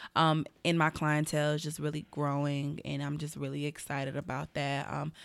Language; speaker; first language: English; native; English